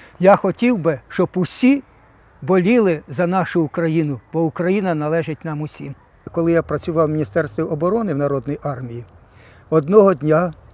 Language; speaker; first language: Ukrainian; non-native, local second language; Russian